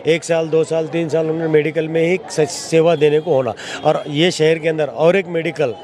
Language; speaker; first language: Hindi; non-native, local second language; Marathi